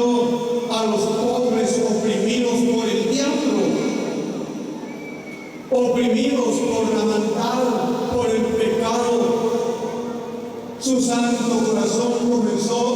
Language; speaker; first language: Spanish; native; Spanish